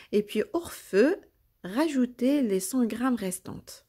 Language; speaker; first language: French; non-native, local second language; Arabic